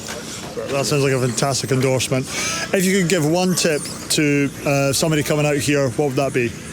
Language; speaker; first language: English; native; English